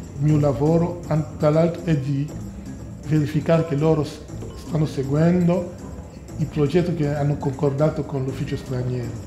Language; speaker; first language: Italian; non-native, fluent; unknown